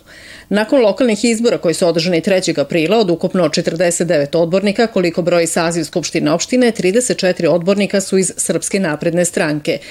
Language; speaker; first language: Serbian; native; Serbian